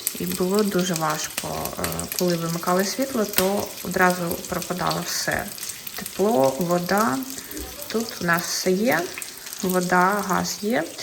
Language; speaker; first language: Ukrainian; non-native, local second language; Russian